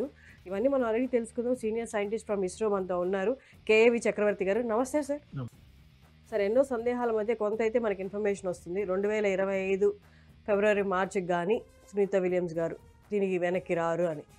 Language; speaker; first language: Telugu; native; Telugu